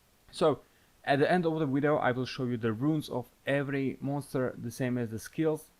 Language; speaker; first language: English; non-native, fluent; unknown